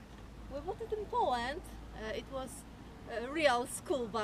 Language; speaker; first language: English; non-native, fluent; Polish